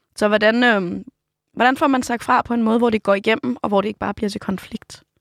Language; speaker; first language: Danish; native; Danish